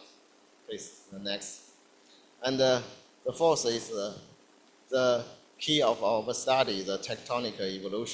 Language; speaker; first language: English; non-native, fluent; Indonesian